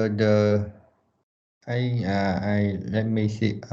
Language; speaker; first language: English; non-native, learner; Vietnamese